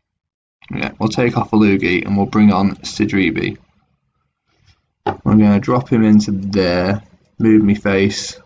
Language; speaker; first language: English; native; English